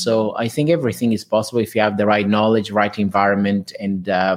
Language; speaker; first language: English; non-native, fluent; Portuguese